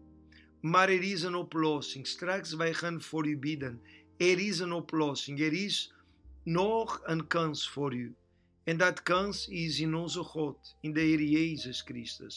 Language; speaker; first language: Dutch; non-native, fluent; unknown